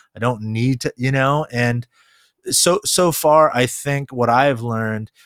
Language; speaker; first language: English; early bilingual, other home language; Korean